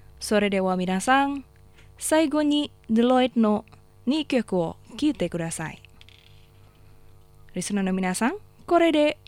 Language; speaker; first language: Japanese; non-native, learner; Indonesian